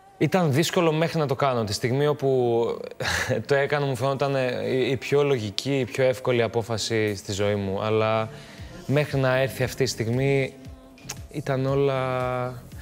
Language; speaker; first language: Greek; early bilingual, other home language; Albanian